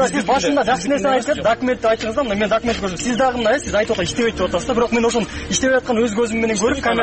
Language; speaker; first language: Kyrgyz; native; Kyrgyz